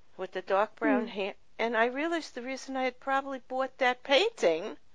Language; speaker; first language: English; early bilingual, other home language; Russian